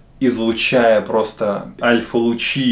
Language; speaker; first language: Russian; native; Russian